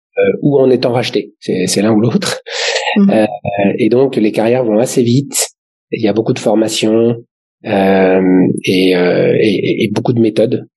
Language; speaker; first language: French; native; French